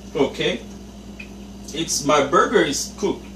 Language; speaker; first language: English; non-native, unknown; Haitian Creole